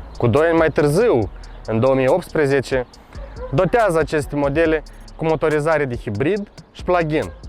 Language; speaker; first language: Romanian; native; Romanian